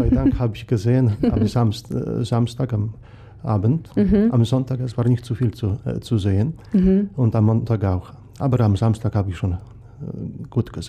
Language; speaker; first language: German; non-native, fluent; Polish